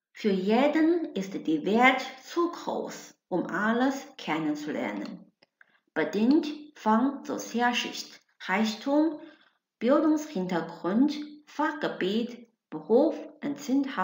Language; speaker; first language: German; non-native, fluent; Chinese